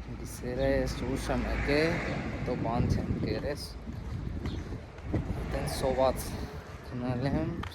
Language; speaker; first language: Armenian; non-native, learner; Hindi